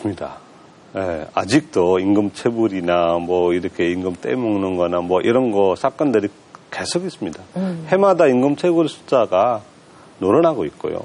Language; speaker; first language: Korean; non-native, fluent; Nepali